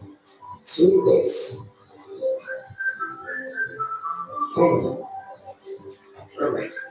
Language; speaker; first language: English; non-native, fluent; Indonesian